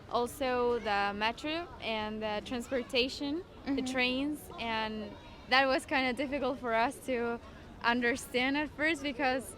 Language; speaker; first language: English; non-native, fluent; Spanish